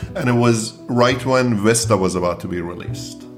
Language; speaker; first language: English; native; English